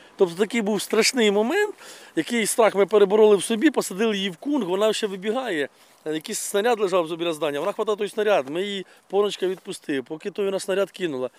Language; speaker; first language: Ukrainian; non-native, local second language; Russian